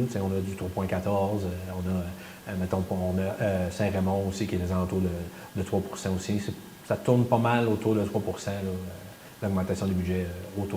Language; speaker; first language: French; native; French